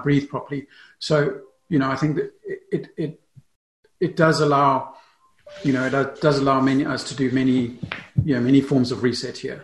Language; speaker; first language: English; native; English